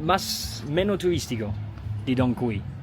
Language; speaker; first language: Spanish; non-native, learner; Italian